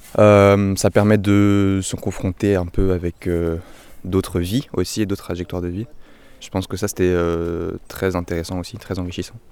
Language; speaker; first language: French; native; French